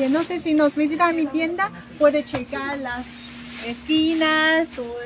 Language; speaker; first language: Spanish; non-native, learner; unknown